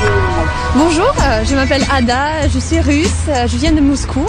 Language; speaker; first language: French; non-native, fluent; Russian